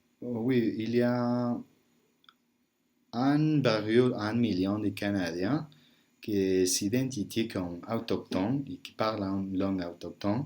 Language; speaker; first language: French; non-native, learner; Spanish